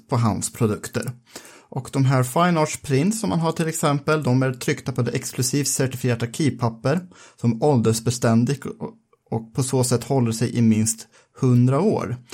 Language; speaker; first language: Swedish; native; Swedish